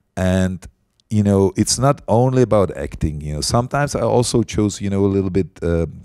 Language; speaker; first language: English; non-native, fluent; Czech